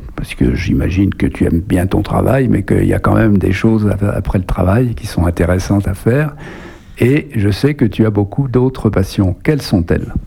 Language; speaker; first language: French; native; French